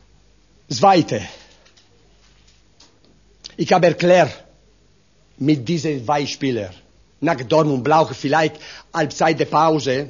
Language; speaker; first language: German; non-native, learner; Italian